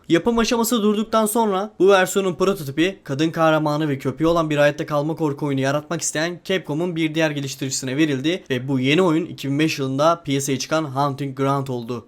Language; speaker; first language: Turkish; native; Turkish